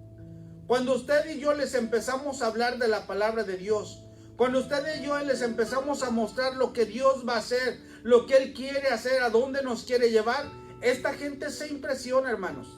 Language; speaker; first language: Spanish; native; Spanish